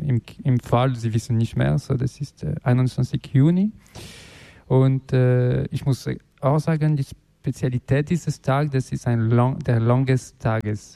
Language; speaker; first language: German; non-native, learner; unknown